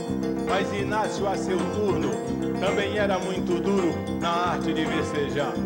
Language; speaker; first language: Portuguese; native; Portuguese